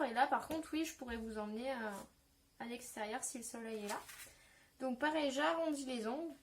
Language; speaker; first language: French; native; French